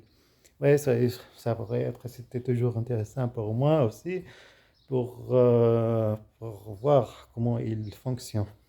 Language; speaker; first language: French; non-native, fluent; Arabic